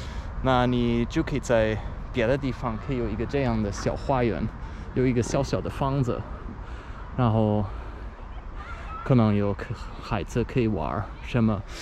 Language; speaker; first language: Chinese; non-native, fluent; German